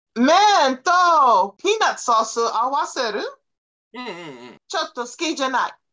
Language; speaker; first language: Japanese; non-native, learner; English